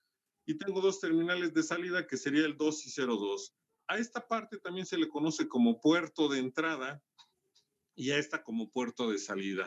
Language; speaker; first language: Spanish; native; Spanish